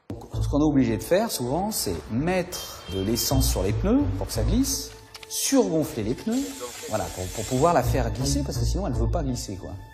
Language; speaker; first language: French; native; French